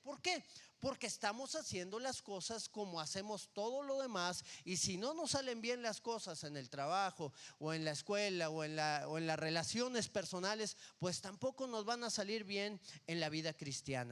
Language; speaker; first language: Spanish; native; Spanish